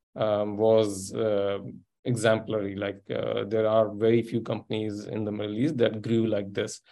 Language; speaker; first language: English; non-native, local second language; Sindhi